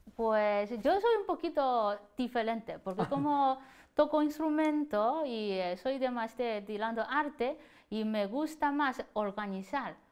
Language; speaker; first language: Spanish; non-native, learner; Chinese